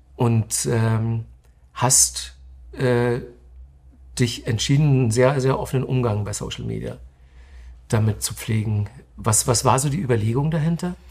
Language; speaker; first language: German; native; German